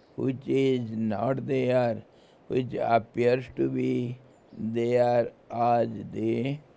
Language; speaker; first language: English; non-native, local second language; Hindi